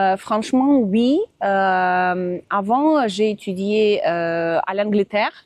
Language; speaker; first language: French; non-native, fluent; Russian